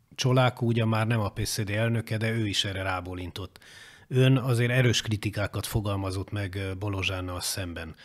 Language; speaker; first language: Hungarian; native; Hungarian